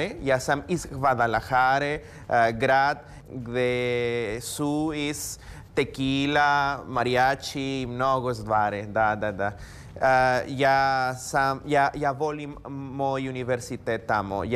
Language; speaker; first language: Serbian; non-native, learner; Spanish